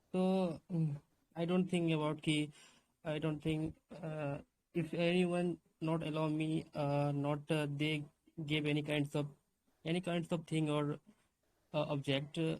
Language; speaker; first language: English; non-native, learner; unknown